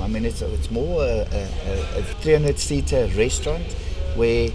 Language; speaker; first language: English; non-native, local second language; Afrikaans